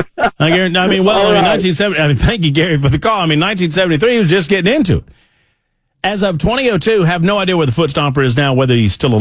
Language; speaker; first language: English; native; English